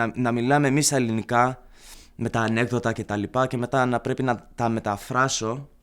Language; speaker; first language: Greek; early bilingual, heritage; Greek